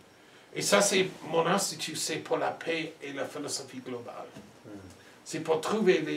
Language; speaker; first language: French; non-native, learner; English